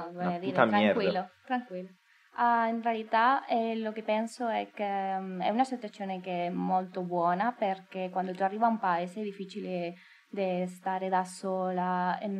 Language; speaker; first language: Italian; non-native, learner; Spanish